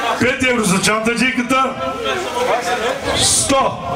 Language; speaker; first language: Bulgarian; non-native, local second language; Turkish